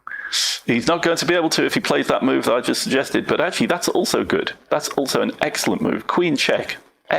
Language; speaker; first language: English; native; English